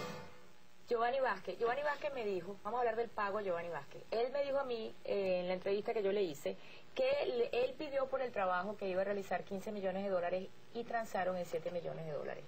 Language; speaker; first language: Spanish; native; Spanish